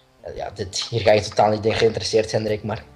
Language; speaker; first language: Dutch; native; Dutch